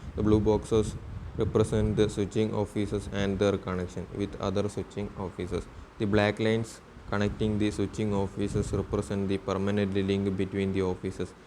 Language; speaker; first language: English; non-native, local second language; Malayalam